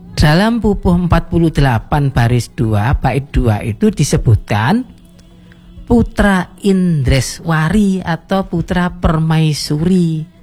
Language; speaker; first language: Indonesian; native; Indonesian